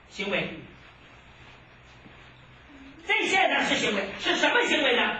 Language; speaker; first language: Chinese; native; Chinese